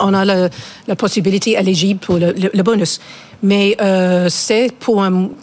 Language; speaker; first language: French; non-native, fluent; English